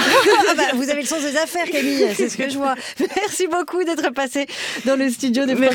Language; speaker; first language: French; native; French